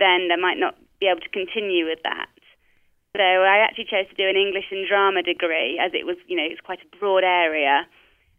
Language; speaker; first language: English; native; English